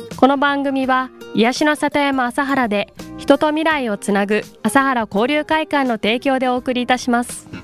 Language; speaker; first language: Japanese; native; Japanese